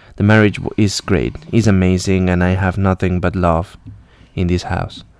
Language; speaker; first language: English; non-native, fluent; Spanish